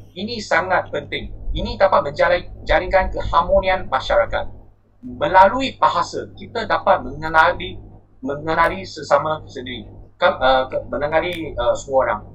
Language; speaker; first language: Malay; non-native, local second language; Chinese